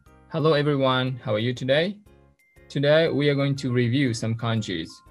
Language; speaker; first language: English; non-native, fluent; Japanese